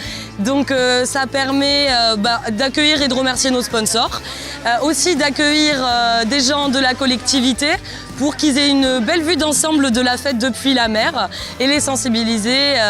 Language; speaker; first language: French; native; French